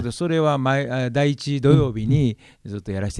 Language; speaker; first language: Japanese; native; Japanese